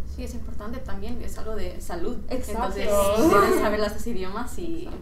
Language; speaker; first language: Spanish; non-native, fluent; English